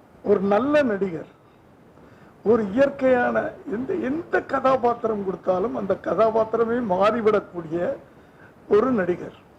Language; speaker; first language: Tamil; native; Tamil